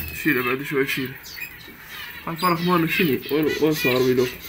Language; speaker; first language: Arabic; native; Arabic